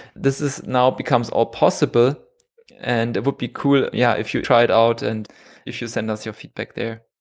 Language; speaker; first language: English; non-native, fluent; German